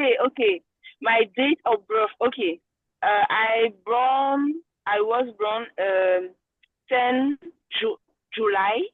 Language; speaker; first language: English; non-native, learner; French